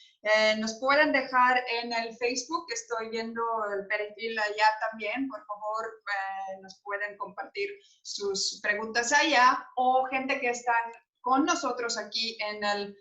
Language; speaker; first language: Spanish; non-native, learner; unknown